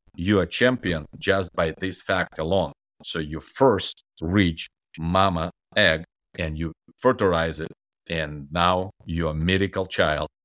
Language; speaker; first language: English; non-native, fluent; Ukrainian